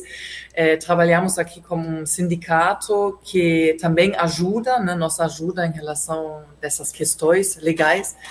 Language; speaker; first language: Portuguese; non-native, fluent; German